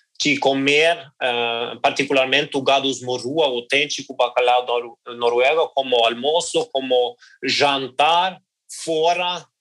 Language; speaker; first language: Portuguese; non-native, learner; Norwegian